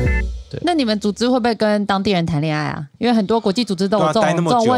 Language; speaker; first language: Chinese; native; Chinese